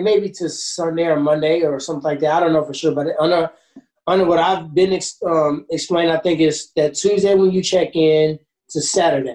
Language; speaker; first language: English; native; English